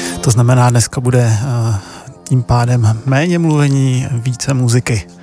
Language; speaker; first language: Czech; native; Czech